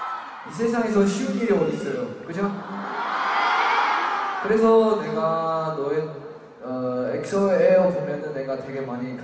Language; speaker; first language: Korean; non-native, fluent; Chinese